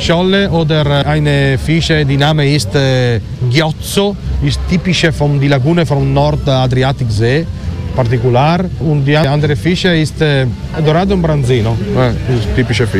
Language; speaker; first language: German; non-native, learner; Italian